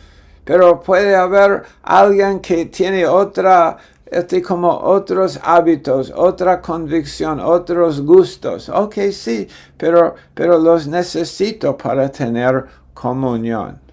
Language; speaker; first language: Spanish; non-native, fluent; English